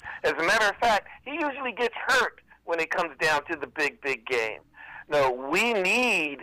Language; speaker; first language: English; native; English